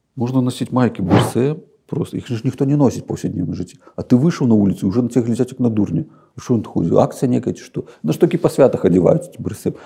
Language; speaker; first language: Belarusian; non-native, local second language; Russian